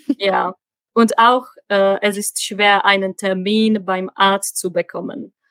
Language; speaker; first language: German; non-native, learner; Czech